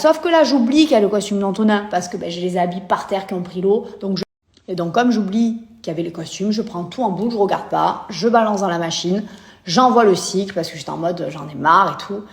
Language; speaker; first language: French; native; French